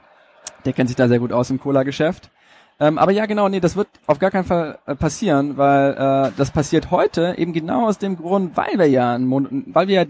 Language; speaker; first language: German; native; German